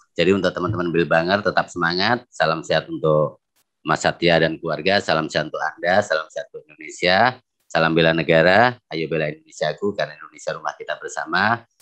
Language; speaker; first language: Indonesian; native; Indonesian